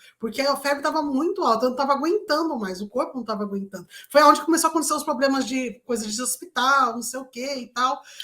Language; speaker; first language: Portuguese; native; Portuguese